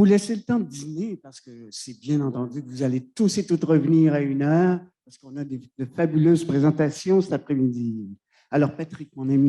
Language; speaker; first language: French; native; French